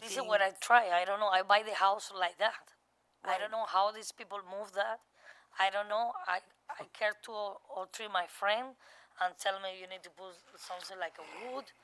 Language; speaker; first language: English; non-native, learner; Spanish